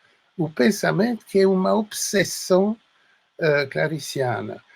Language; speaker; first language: Portuguese; non-native, fluent; French